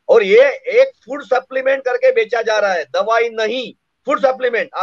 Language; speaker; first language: Hindi; non-native, local second language; Marathi